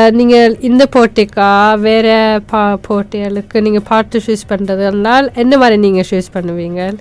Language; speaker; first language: Tamil; native; Tamil